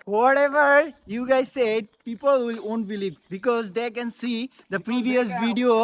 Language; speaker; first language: English; non-native, local second language; Bangla